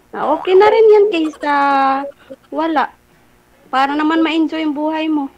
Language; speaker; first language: Filipino; non-native, local second language; Waray